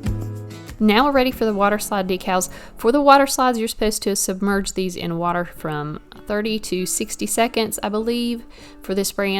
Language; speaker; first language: English; native; English